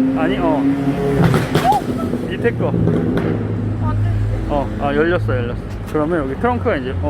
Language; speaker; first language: Korean; native; Korean